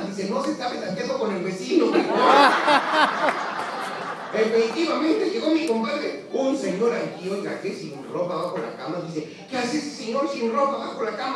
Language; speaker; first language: Spanish; native; Spanish